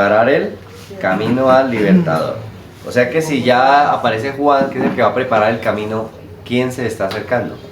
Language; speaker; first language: Spanish; native; Spanish